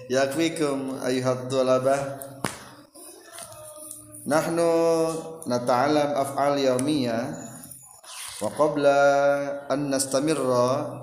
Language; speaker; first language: Arabic; non-native, fluent; Indonesian